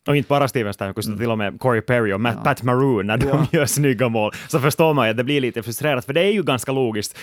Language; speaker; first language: Swedish; native; Swedish